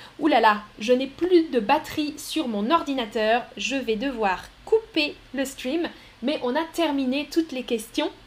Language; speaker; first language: French; native; French